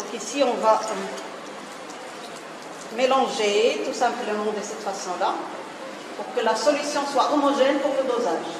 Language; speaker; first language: French; non-native, local second language; Arabic